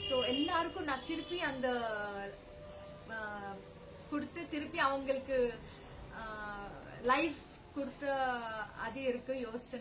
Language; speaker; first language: Tamil; non-native, learner; Telugu